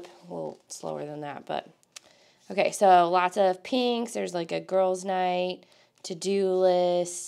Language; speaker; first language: English; native; English